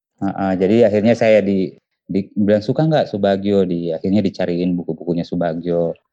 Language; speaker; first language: Indonesian; non-native, local second language; Buginese